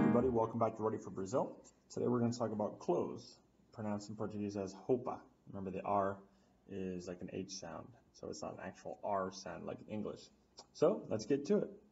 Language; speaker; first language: English; native; English